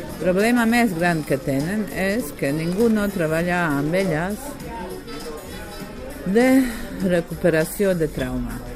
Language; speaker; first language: Catalan; non-native, fluent; Bosnian